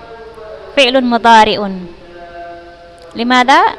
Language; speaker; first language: Arabic; non-native, fluent; Indonesian